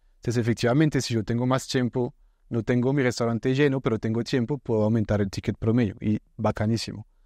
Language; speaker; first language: Spanish; non-native, fluent; French